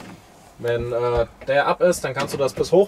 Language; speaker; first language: German; native; German